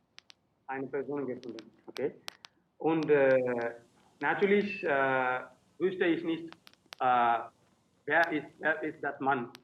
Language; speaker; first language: German; non-native, learner; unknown